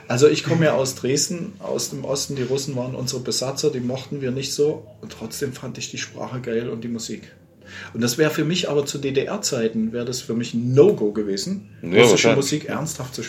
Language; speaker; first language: German; native; German